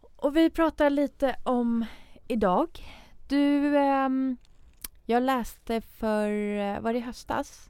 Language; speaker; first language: Swedish; early bilingual, other home language; Persian